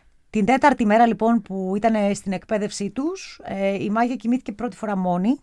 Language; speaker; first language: Greek; native; Greek